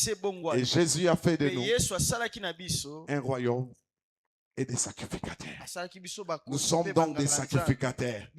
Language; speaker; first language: French; non-native, local second language; Lingala